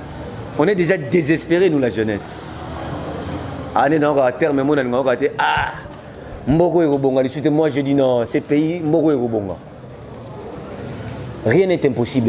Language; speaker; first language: French; non-native, local second language; Lingala